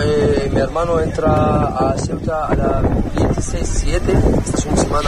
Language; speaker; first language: Spanish; non-native, learner; Arabic